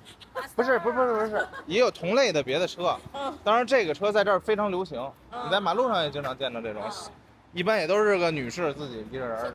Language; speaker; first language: Chinese; native; Chinese